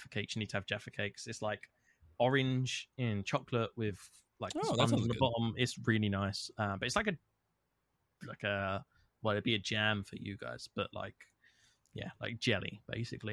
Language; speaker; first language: English; native; English